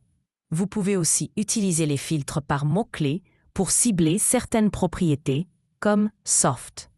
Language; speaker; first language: French; native; French